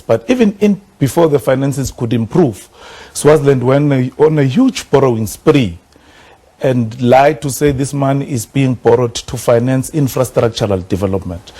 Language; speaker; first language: English; non-native, local second language; Swati